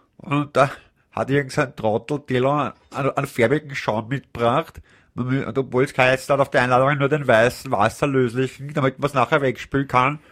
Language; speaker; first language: German; native; German